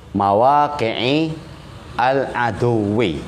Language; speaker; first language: Arabic; non-native, fluent; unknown